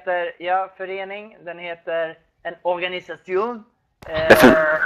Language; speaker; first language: Swedish; native; Swedish